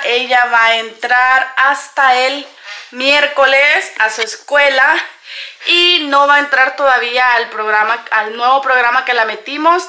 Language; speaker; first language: Spanish; native; Spanish